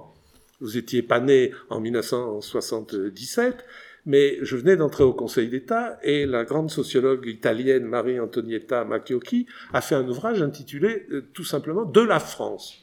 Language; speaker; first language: French; native; French